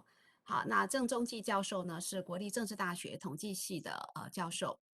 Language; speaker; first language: Chinese; native; Chinese